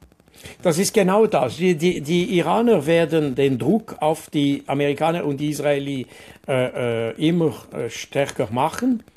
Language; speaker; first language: German; non-native, local second language; French